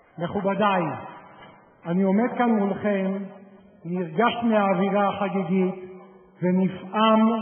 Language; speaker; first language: Hebrew; native; Hebrew